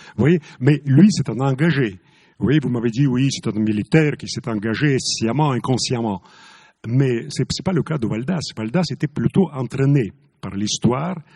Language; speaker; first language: French; non-native, fluent; Russian